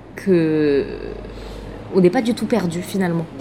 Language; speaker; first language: French; native; French